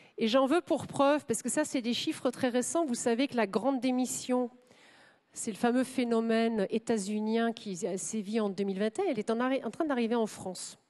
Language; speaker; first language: French; non-native, fluent; German